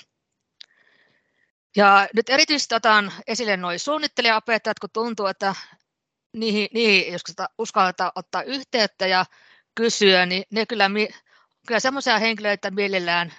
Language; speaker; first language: Finnish; native; Finnish